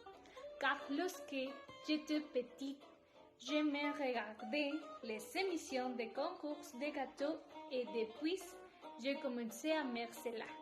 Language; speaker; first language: French; non-native, learner; Spanish